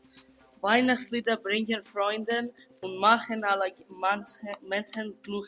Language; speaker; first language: German; non-native, learner; Greek